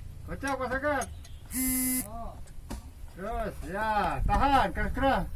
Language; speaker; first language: Indonesian; native; Indonesian